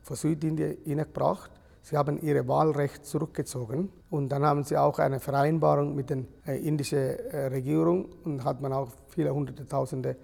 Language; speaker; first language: German; non-native, fluent; Sinhala